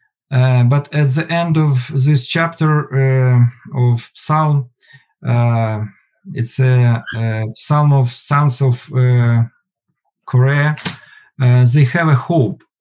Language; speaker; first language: English; non-native, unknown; Ukrainian